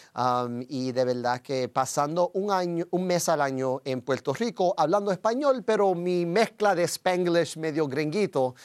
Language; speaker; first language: Spanish; early bilingual, heritage; Spanish